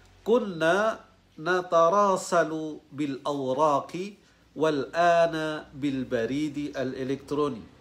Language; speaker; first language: Arabic; non-native, fluent; Indonesian